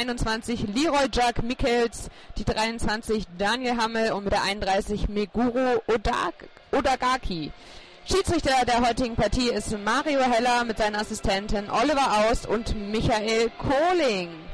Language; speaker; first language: German; native; German